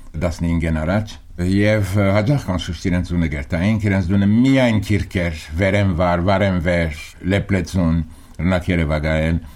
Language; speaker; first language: Armenian; early bilingual, heritage; Armenian